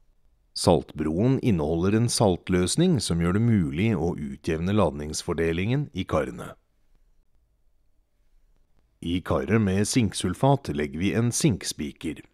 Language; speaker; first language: Norwegian; native; Norwegian